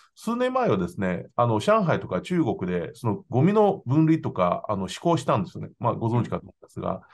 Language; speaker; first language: Japanese; non-native, fluent; Chinese